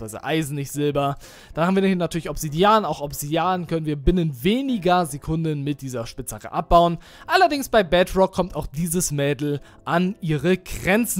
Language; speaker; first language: German; native; German